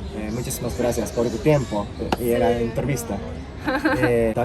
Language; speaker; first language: Spanish; non-native, fluent; Japanese